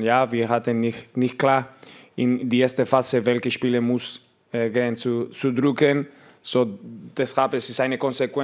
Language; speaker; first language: German; non-native, learner; Spanish